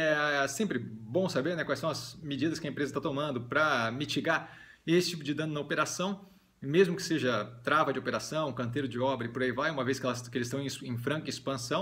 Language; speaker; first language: Portuguese; native; Portuguese